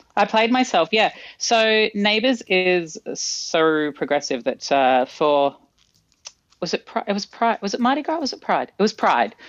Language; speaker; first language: English; native; English